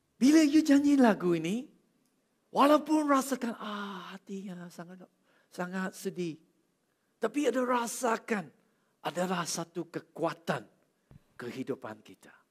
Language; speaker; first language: Malay; non-native, local second language; Chinese